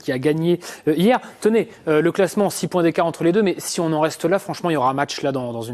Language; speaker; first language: French; native; French